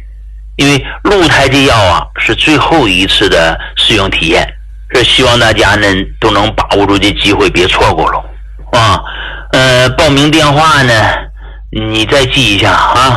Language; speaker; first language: Chinese; native; Chinese